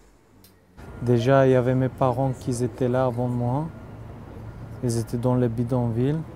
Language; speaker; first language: French; non-native, fluent; Bulgarian